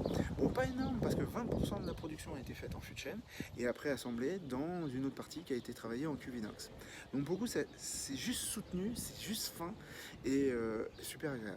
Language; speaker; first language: French; native; French